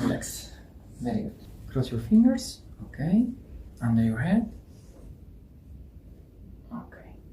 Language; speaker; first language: English; non-native, learner; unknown